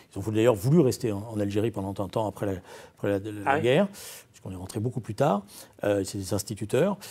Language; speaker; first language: French; native; French